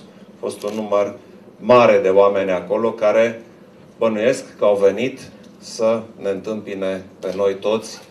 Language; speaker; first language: Romanian; non-native, local second language; German